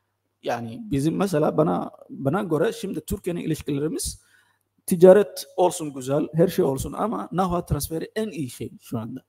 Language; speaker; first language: Turkish; non-native, fluent; Somali